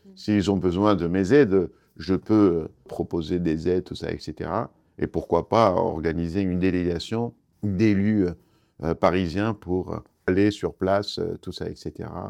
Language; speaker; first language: French; non-native, fluent; Kurdish